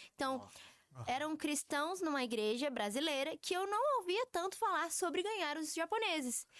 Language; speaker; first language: Portuguese; early bilingual, heritage; Portuguese